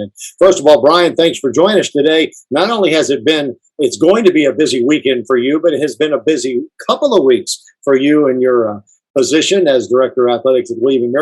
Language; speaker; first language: English; native; English